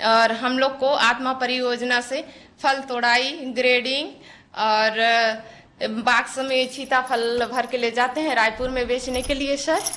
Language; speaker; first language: Hindi; native; Hindi